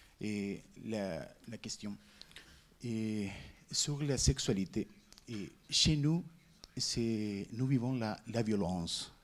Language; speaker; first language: French; non-native, learner; Spanish